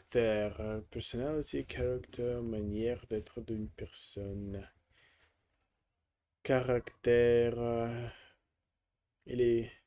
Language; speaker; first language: French; non-native, learner; Russian